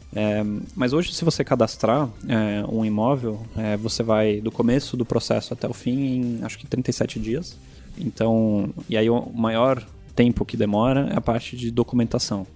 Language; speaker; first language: Portuguese; non-native, fluent; German